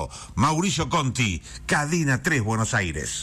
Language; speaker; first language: Spanish; native; Spanish